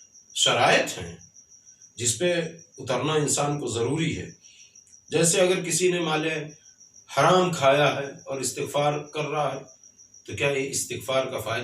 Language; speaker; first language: Urdu; native; Urdu